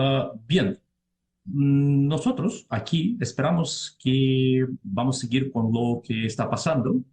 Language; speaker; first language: Spanish; non-native, fluent; Russian